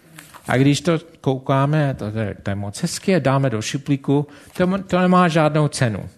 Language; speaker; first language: Czech; non-native, fluent; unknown